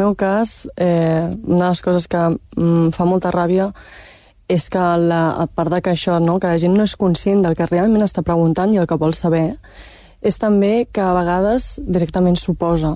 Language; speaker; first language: Catalan; early bilingual, other home language; Chinese